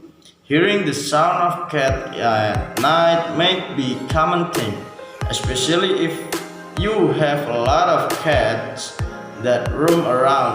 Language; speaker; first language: English; non-native, learner; Indonesian